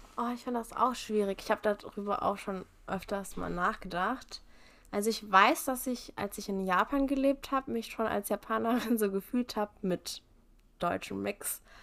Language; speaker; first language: German; early bilingual, heritage; German